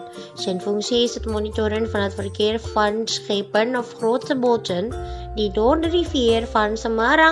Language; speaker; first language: Dutch; non-native, learner; Indonesian